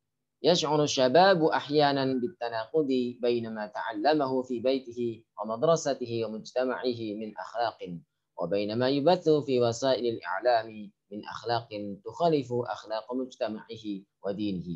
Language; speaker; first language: Arabic; non-native, fluent; Indonesian